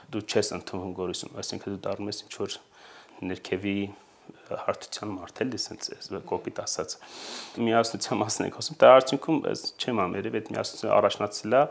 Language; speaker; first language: Armenian; native; Armenian